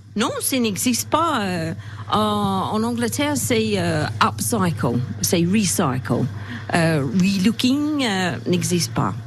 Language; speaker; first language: French; non-native, learner; English